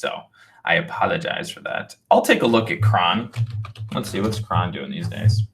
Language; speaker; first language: English; native; English